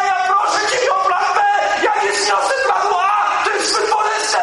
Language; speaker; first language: Polish; native; Polish